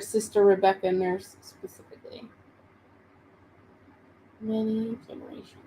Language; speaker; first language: English; native; English